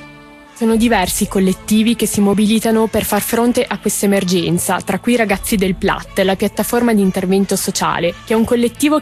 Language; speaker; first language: Italian; native; Italian